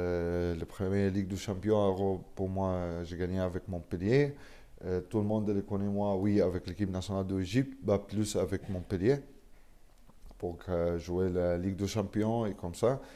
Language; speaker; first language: French; non-native, learner; Arabic